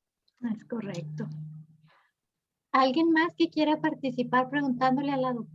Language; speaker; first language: Spanish; native; Spanish